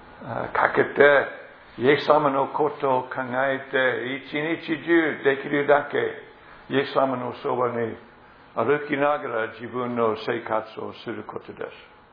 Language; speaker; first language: Japanese; non-native, fluent; English